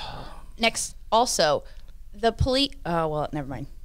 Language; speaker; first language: English; native; English